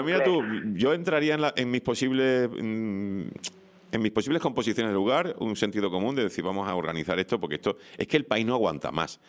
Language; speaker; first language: Spanish; native; Spanish